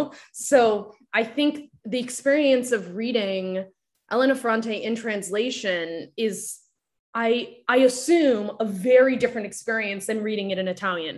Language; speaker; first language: English; non-native, fluent; Japanese